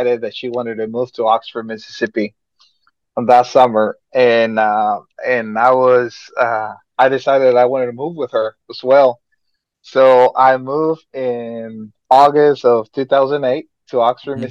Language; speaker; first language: English; non-native, fluent; Spanish